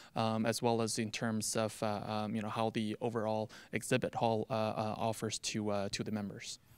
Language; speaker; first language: English; non-native, fluent; Chinese